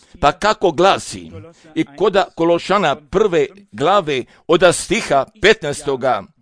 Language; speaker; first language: Croatian; non-native, fluent; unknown